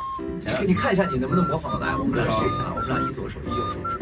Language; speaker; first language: Chinese; native; Chinese